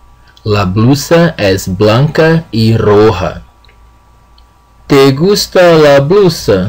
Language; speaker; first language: Spanish; non-native, fluent; Portuguese